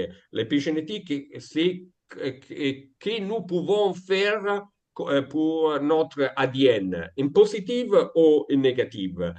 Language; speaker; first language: French; non-native, learner; Italian